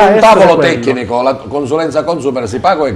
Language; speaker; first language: Italian; native; Italian